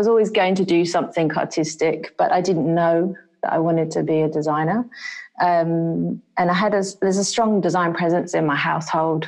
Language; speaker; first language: English; native; English